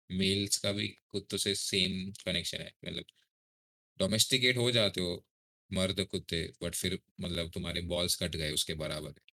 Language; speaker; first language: Hindi; non-native, local second language; Marathi